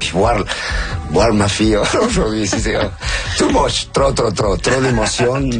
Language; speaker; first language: French; non-native, fluent; Spanish